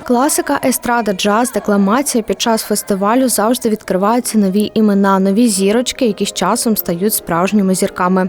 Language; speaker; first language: Ukrainian; native; Ukrainian